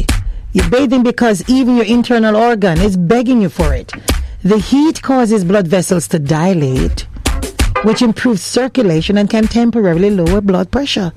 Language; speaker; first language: English; non-native, local second language; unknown